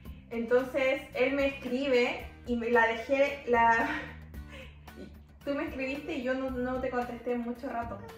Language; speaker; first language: Spanish; native; Spanish